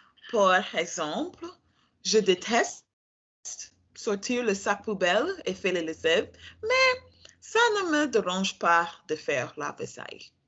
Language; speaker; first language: French; non-native, learner; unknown